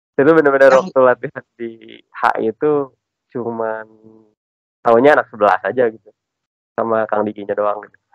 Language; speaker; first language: Indonesian; native; Indonesian